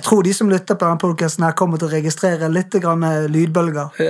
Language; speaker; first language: Norwegian; native; Norwegian